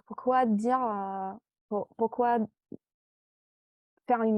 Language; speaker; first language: French; non-native, fluent; English